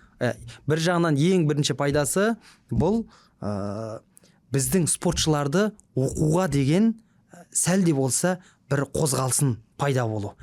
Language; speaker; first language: Kazakh; native; Kazakh